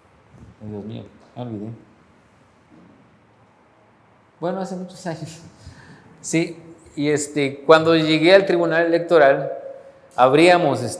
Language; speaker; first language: Spanish; native; Spanish